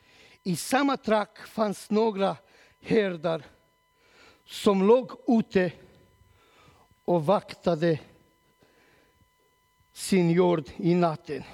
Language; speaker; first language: Swedish; non-native, learner; Romanian